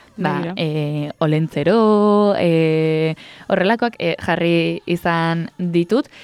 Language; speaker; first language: Basque; native; Basque